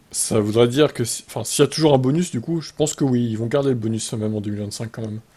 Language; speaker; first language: French; native; French